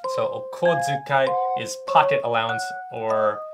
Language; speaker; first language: English; native; English